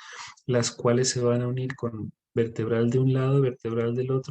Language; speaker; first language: Spanish; native; Spanish